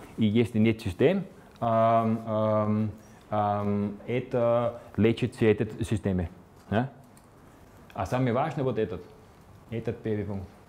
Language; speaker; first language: Russian; non-native, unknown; Slovenian